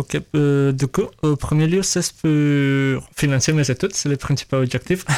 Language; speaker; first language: French; non-native, learner; Spanish